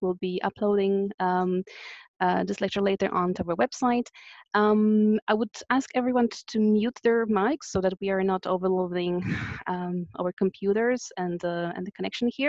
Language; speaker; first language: English; non-native, fluent; Polish